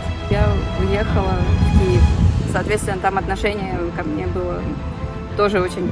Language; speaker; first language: Russian; native; Russian